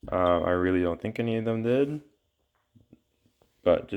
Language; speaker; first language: English; native; English